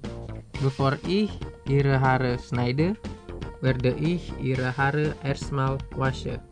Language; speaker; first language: German; non-native, fluent; Indonesian